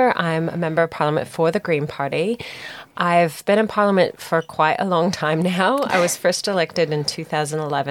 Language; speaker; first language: English; native; English